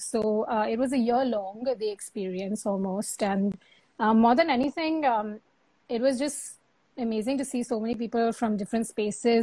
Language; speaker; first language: English; non-native, local second language; Hindi